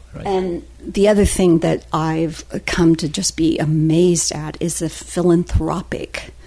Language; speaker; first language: English; native; English